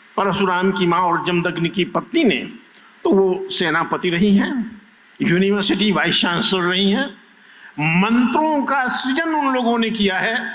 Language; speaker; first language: Hindi; native; Hindi